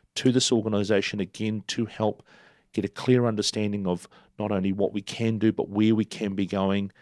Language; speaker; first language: English; native; English